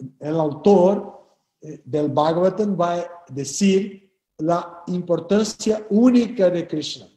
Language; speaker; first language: Spanish; non-native, fluent; Portuguese